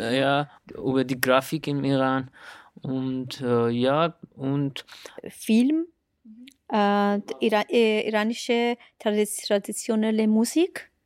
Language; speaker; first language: German; non-native, learner; Persian